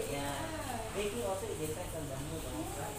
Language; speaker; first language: English; non-native, learner; Filipino